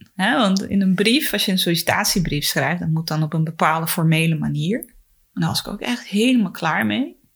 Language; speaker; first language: Dutch; early bilingual, other home language; Spanish